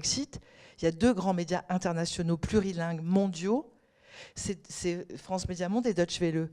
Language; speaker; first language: French; native; French